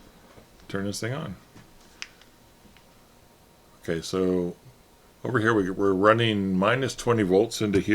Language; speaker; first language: English; native; English